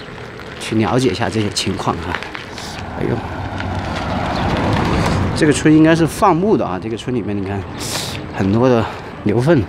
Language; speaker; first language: Chinese; native; Chinese